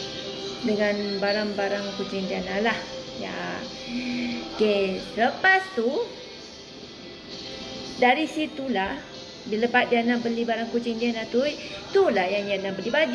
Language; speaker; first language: Malay; native; Malay